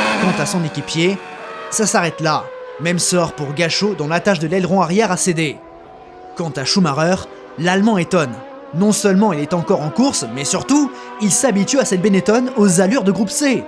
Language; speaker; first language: French; native; French